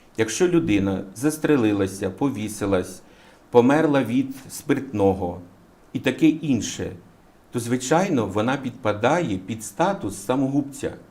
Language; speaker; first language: Ukrainian; native; Ukrainian